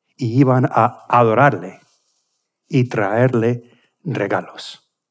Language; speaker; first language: Spanish; non-native, fluent; English